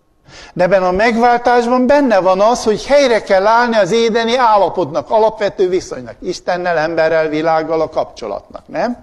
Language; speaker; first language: Hungarian; native; Hungarian